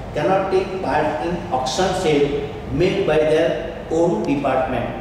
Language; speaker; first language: English; non-native, local second language; Gujarati